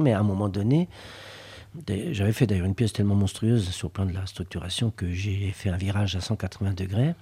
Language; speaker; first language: French; native; French